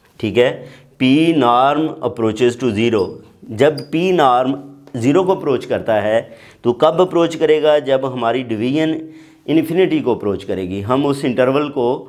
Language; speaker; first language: Urdu; non-native, local second language; Punjabi